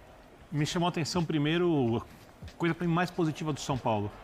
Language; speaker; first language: Portuguese; native; Portuguese